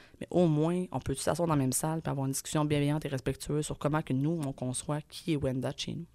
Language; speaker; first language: French; native; French